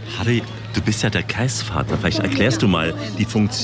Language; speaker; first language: German; native; German